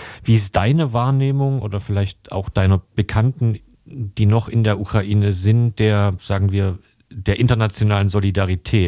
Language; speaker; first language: German; native; German